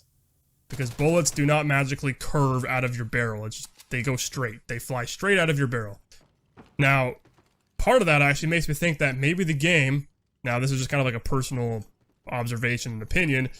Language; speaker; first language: English; native; English